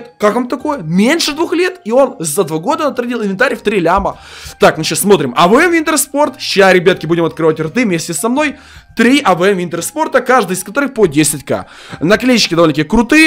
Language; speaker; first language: Russian; native; Russian